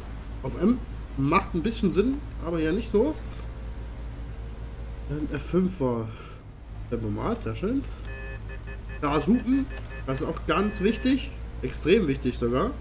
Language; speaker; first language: German; native; German